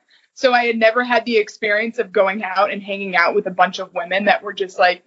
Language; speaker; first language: English; native; English